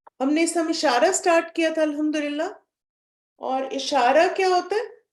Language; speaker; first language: Urdu; native; Urdu